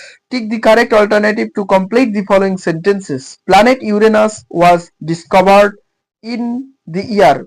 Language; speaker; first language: English; non-native, local second language; Bangla